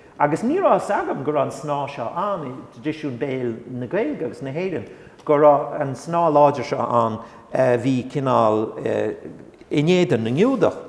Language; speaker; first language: Irish; non-native, local second language; English